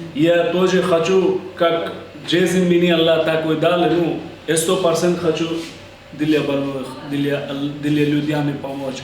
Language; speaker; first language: Russian; non-native, learner; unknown